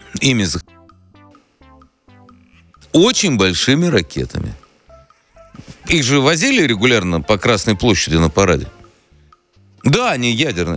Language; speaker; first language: Russian; native; Russian